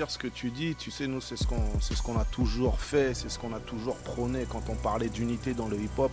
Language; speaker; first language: French; native; French